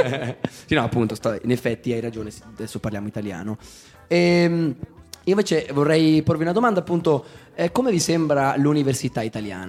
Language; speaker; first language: Italian; native; Italian